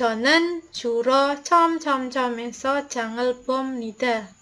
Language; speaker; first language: Korean; non-native, learner; Indonesian